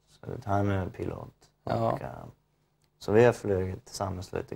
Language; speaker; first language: Swedish; non-native, fluent; English